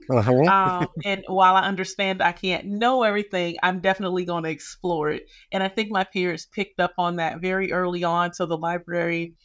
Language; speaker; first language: English; native; English